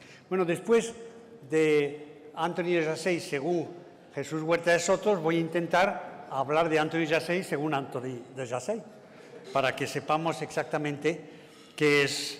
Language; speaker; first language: Spanish; native; Spanish